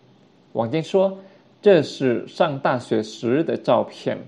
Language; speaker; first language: Chinese; non-native, fluent; Indonesian